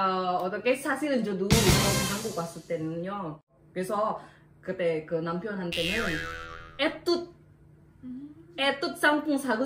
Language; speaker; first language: Korean; non-native, learner; Indonesian